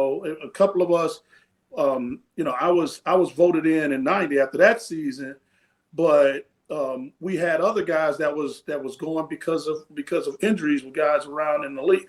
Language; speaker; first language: English; native; English